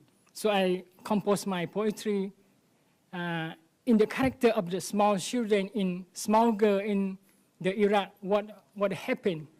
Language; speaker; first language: English; non-native, learner; Thai